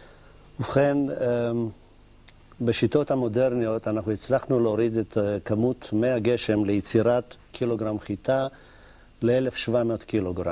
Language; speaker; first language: Hebrew; native; Hebrew